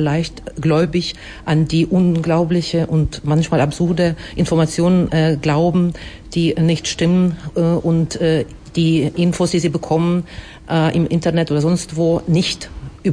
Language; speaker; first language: German; non-native, fluent; Ukrainian